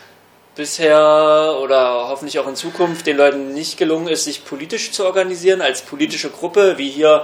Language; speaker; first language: German; native; German